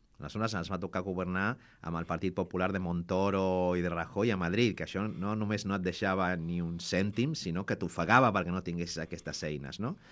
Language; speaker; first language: Catalan; non-native, fluent; Spanish